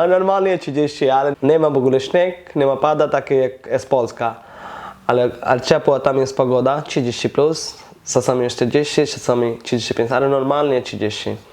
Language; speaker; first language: Polish; non-native, learner; Bangla